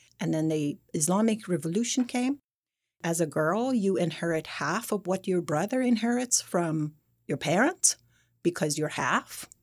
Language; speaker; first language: English; non-native, fluent; Persian